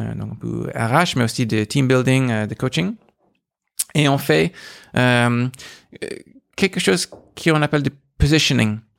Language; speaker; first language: French; non-native, fluent; English